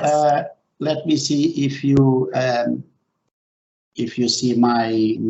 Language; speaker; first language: English; non-native, fluent; Portuguese